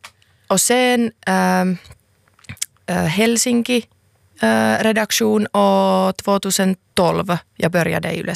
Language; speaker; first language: Swedish; non-native, local second language; Finnish